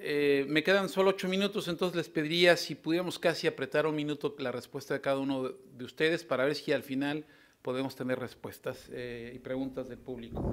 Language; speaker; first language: Spanish; native; Spanish